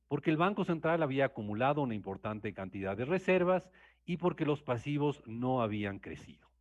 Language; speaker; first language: Spanish; native; Spanish